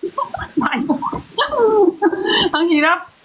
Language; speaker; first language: Filipino; non-native, learner; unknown